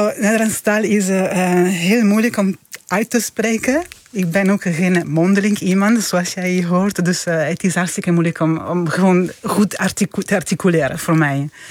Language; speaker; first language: Dutch; non-native, fluent; Italian